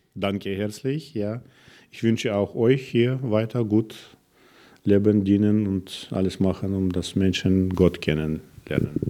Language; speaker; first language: German; non-native, learner; Russian